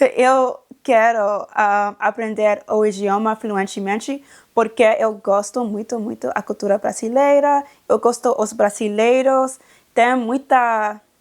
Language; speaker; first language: Portuguese; non-native, learner; English